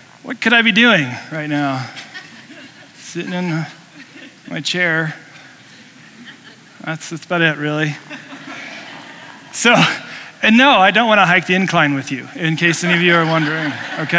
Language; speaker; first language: English; native; English